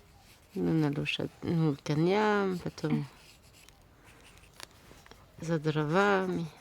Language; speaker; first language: Russian; non-native, fluent; French